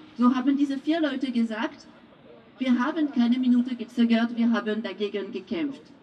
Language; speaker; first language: German; non-native, fluent; French